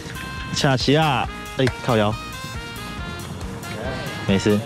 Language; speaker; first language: Chinese; native; Chinese